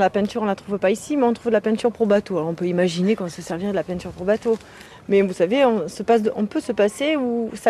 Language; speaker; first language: French; native; French